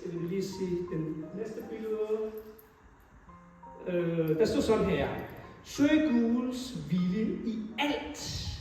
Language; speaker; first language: Danish; non-native, fluent; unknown